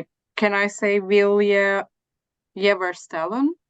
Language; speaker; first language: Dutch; non-native, learner; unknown